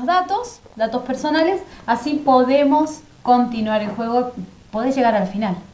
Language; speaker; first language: Spanish; native; Spanish